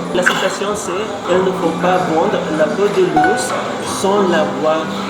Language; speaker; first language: French; non-native, fluent; Filipino